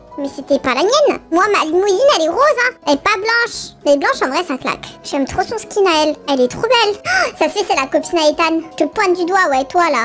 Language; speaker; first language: French; early bilingual, other home language; Polish